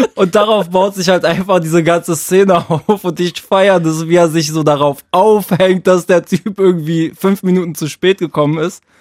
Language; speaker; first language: German; early bilingual, other home language; Arabic